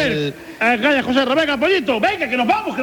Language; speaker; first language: Spanish; native; Spanish